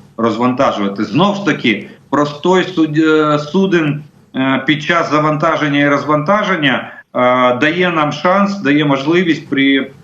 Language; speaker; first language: Ukrainian; non-native, local second language; Russian